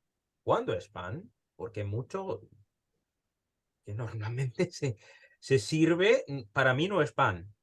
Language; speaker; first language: Spanish; early bilingual, heritage; Spanish